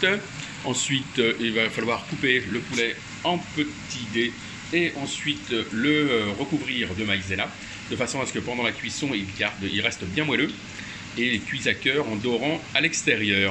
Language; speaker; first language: French; native; French